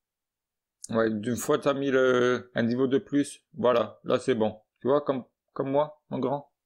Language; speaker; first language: French; native; French